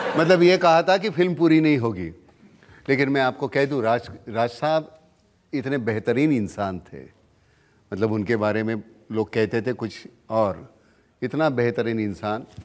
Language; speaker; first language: Hindi; non-native, local second language; Marathi